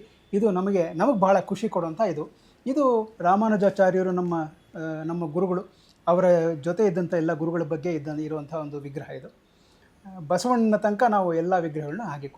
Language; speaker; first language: Kannada; native; Kannada